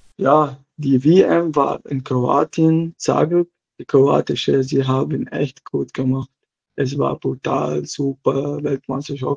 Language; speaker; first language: German; non-native, local second language; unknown